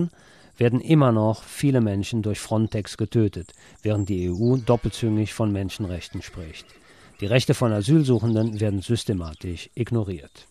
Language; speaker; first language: German; native; German